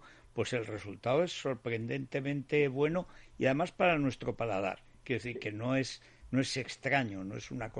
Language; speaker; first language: Spanish; native; Spanish